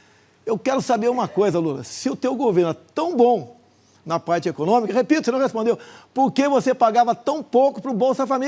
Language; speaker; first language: Portuguese; native; Portuguese